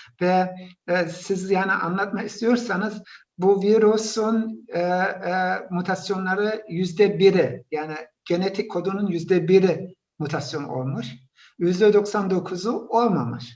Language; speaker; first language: Turkish; early bilingual, heritage; Turkish